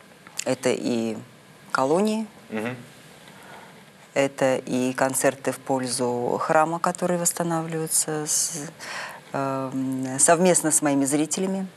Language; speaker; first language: Russian; native; Russian